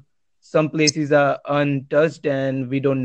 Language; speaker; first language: English; non-native, local second language; Gujarati